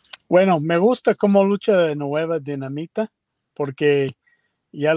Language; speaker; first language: Spanish; non-native, learner; English